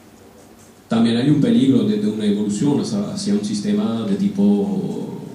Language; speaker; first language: Spanish; non-native, fluent; French